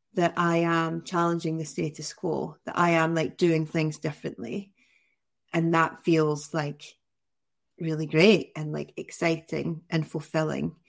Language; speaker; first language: English; native; English